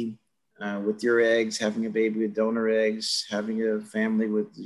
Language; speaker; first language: English; native; English